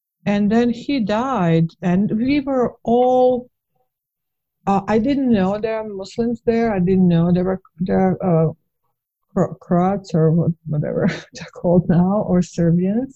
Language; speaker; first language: English; non-native, fluent; Bosnian